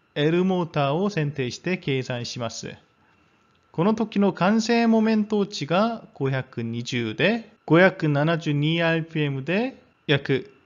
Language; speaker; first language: Japanese; non-native, fluent; Korean